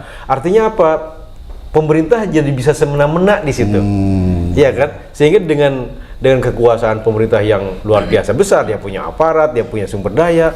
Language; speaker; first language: Indonesian; native; Indonesian